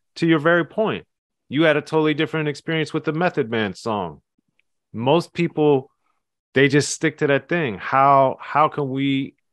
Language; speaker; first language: English; native; English